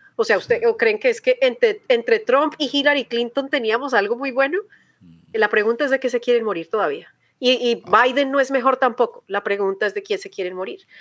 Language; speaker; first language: Spanish; native; Spanish